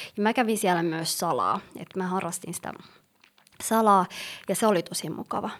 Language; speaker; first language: Finnish; early bilingual, other home language; Somali